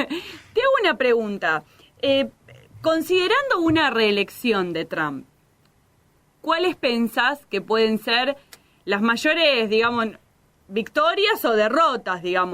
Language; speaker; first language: Spanish; native; Spanish